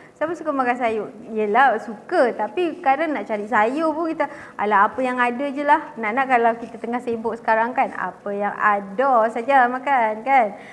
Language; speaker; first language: Malay; native; Malay